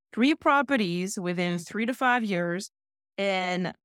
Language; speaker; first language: English; non-native, fluent; French